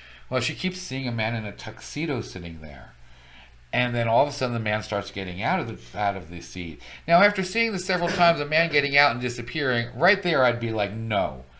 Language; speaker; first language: English; native; English